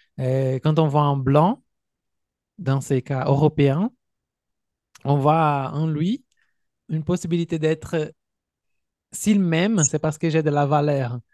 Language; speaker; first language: French; non-native, fluent; Portuguese